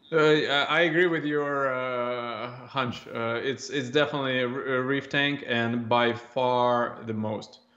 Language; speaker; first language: English; non-native, fluent; Russian